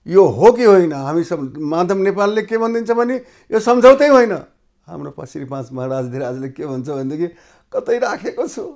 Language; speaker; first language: Nepali; non-native, local second language; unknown